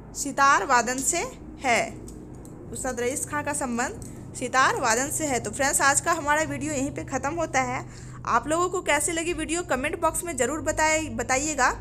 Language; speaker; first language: Hindi; native; Hindi